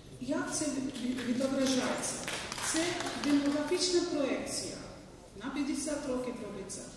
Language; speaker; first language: Ukrainian; non-native, fluent; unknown